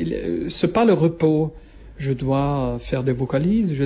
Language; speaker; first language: French; non-native, learner; German